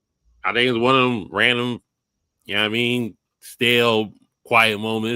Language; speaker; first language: English; native; English